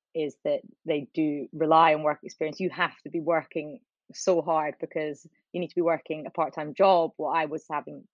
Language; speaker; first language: English; native; English